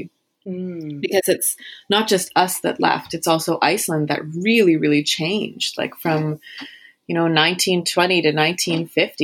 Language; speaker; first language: English; native; English